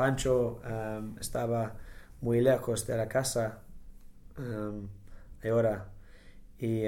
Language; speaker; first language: Spanish; non-native, learner; English